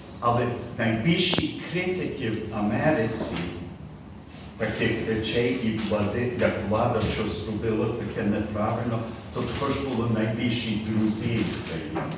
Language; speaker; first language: Ukrainian; early bilingual, heritage; Ukrainian